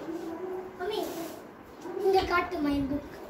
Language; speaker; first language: Filipino; early bilingual, heritage; Filipino